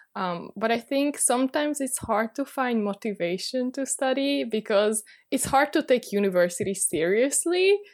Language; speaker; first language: English; non-native, fluent; Hungarian